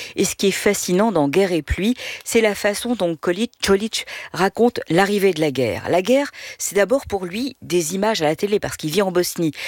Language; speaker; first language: French; native; French